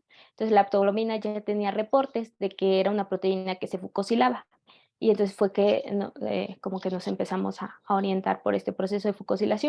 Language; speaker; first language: Spanish; native; Spanish